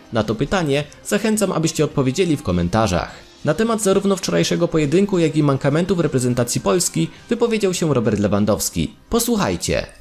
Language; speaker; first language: Polish; native; Polish